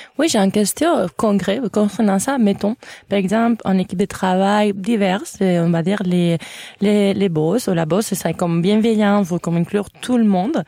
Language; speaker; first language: French; non-native, fluent; Spanish